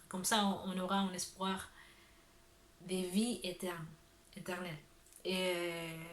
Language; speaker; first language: French; non-native, learner; Spanish